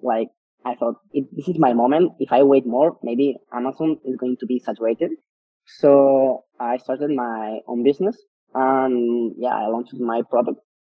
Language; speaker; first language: English; non-native, fluent; Spanish